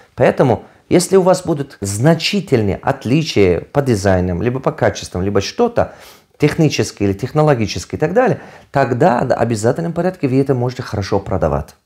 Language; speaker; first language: Russian; non-native, local second language; Tajik